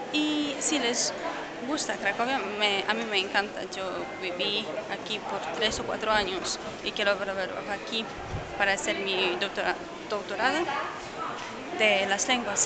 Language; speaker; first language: Spanish; non-native, fluent; Polish